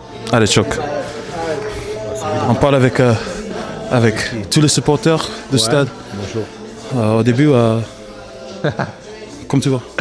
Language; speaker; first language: French; non-native, learner; English